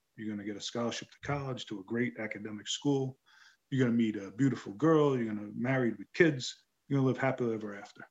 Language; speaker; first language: English; native; English